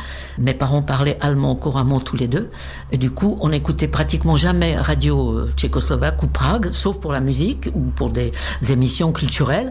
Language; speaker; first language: French; non-native, fluent; Czech